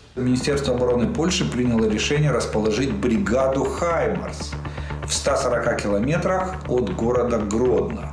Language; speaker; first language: Russian; native; Russian